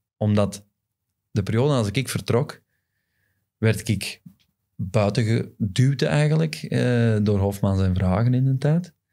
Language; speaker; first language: Dutch; native; Dutch